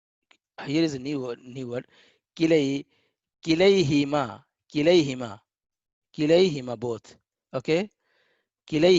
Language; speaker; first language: English; non-native, learner; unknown